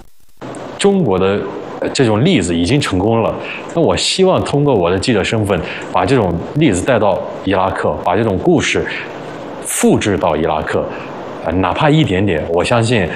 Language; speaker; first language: Chinese; early bilingual, other home language; Arabic